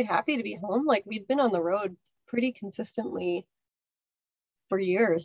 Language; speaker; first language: English; native; English